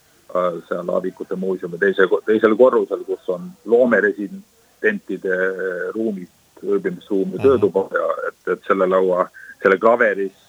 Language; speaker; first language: Estonian; native; Estonian